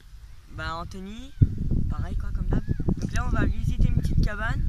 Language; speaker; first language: French; native; French